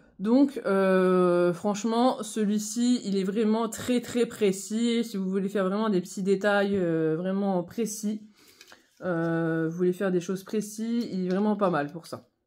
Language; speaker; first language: French; native; French